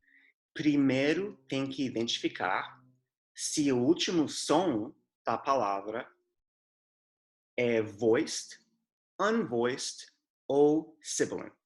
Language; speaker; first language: Portuguese; non-native, fluent; English